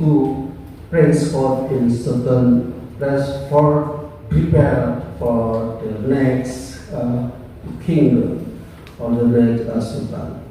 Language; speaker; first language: English; non-native, learner; Indonesian